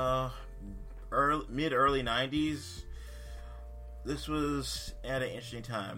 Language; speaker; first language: English; native; English